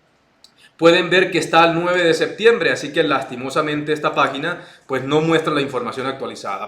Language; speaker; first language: Spanish; native; Spanish